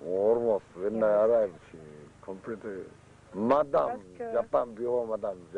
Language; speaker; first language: English; non-native, learner; Japanese